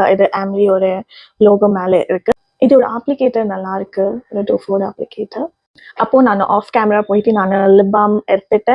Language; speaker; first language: Tamil; non-native, learner; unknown